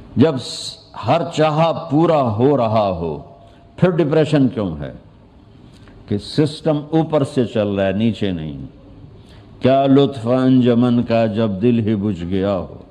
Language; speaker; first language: Urdu; non-native, local second language; Punjabi